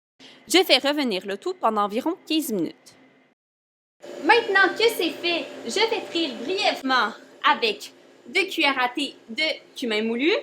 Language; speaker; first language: French; native; French